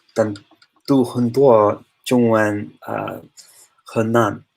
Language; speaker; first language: Chinese; non-native, learner; English